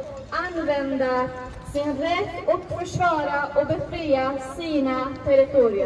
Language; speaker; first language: Swedish; non-native, fluent; Azerbaijani